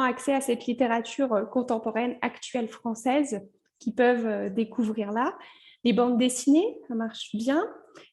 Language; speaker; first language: French; native; French